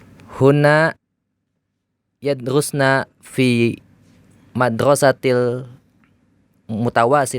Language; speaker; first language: Arabic; non-native, learner; Indonesian